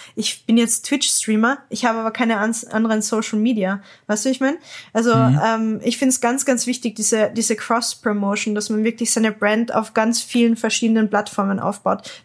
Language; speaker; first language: German; native; German